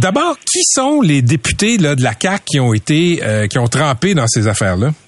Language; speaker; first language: French; native; French